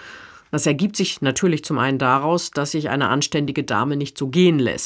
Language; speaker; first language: German; native; German